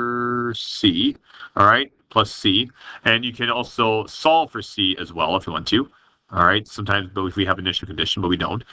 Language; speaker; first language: English; native; English